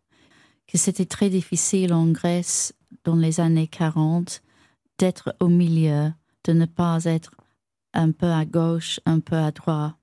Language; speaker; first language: French; non-native, fluent; English